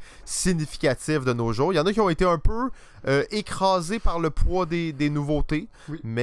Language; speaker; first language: French; native; French